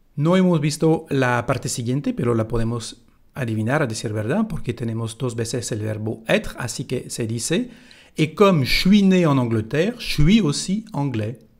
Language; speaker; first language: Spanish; non-native, fluent; French